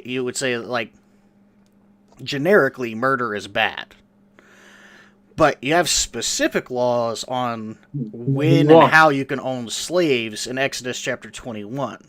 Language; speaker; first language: English; native; English